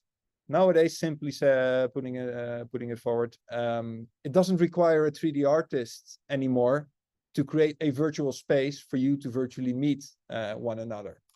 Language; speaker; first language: English; non-native, fluent; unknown